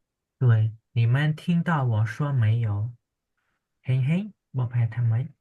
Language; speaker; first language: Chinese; non-native, fluent; Khmer